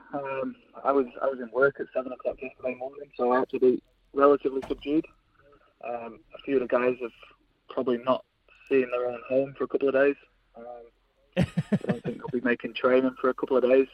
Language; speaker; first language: English; native; English